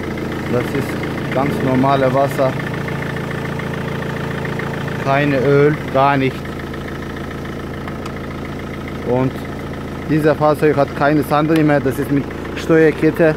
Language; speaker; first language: German; non-native, learner; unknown